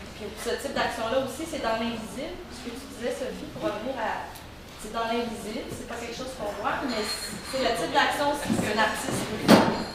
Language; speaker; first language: French; native; French